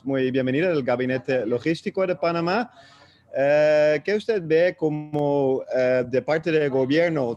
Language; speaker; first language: Spanish; non-native, fluent; Dutch